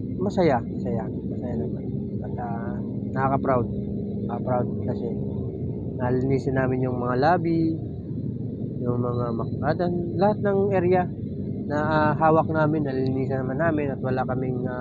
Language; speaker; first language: Filipino; non-native, local second language; Waray